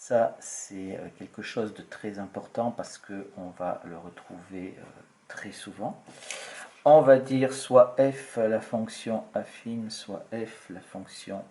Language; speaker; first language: French; native; French